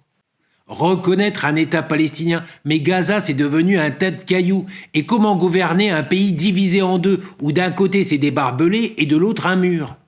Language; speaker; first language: French; native; French